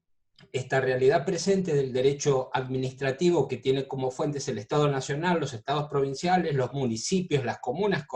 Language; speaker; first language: Spanish; native; Spanish